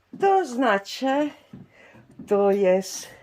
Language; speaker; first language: Polish; non-native, learner; Dutch